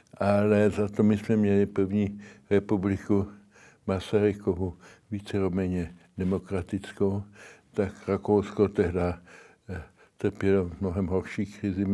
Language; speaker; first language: Czech; early bilingual, heritage; Czech